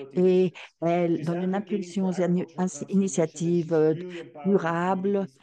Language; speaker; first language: French; non-native, fluent; Portuguese